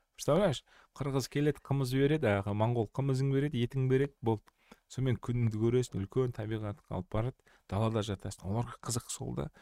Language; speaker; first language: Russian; non-native, local second language; Kazakh